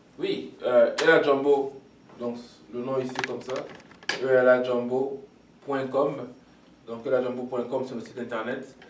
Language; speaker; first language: French; non-native, local second language; Lingala